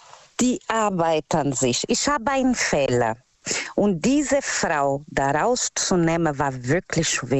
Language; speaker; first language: German; non-native, learner; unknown